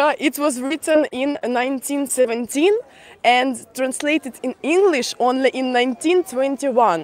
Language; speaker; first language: English; non-native, fluent; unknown